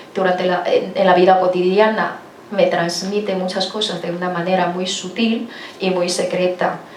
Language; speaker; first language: Spanish; non-native, fluent; Chinese